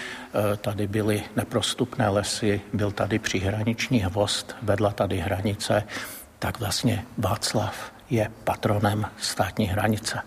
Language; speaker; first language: Czech; native; Czech